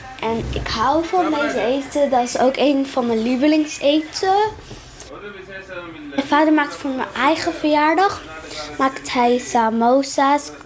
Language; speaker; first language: Dutch; early bilingual, other home language; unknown